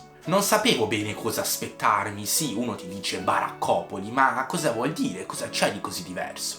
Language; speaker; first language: Italian; native; Italian